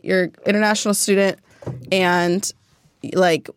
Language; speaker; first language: English; native; English